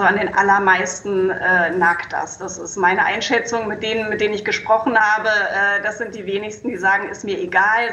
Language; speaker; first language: German; native; German